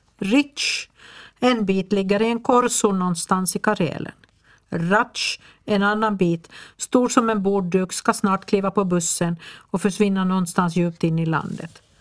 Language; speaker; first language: Swedish; native; Swedish